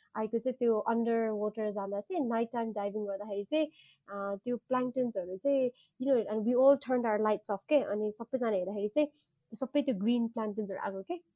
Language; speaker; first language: English; early bilingual, other home language; Nepali